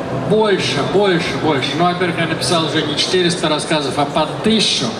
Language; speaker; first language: Russian; native; Russian